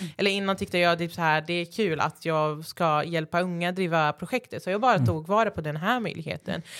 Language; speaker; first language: Swedish; early bilingual, other home language; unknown